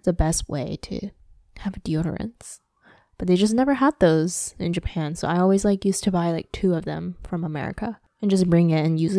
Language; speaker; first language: English; early bilingual, other home language; Japanese